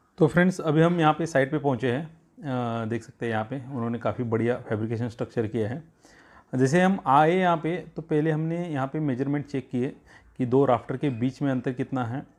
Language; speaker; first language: Hindi; non-native, local second language; Marathi